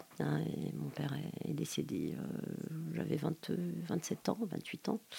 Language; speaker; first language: French; non-native, local second language; Arabic